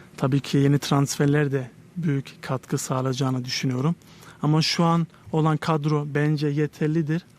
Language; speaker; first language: Turkish; early bilingual, heritage; Turkish